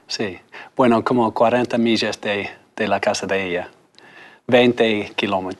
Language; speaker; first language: Spanish; non-native, fluent; English